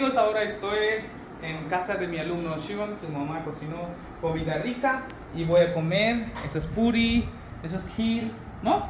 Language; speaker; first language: Spanish; non-native, learner; Hindi